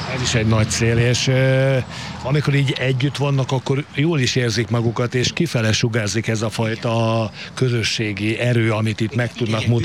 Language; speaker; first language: Hungarian; native; Hungarian